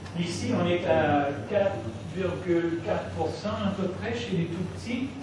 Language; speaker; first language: French; non-native, local second language; English